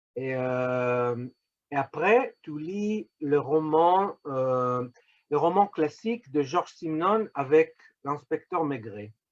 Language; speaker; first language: French; non-native, fluent; Hebrew